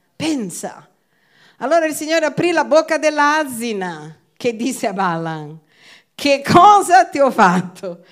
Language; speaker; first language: Italian; non-native, fluent; Portuguese